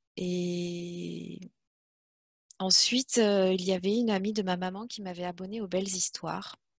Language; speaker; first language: French; non-native, local second language; Kinyarwanda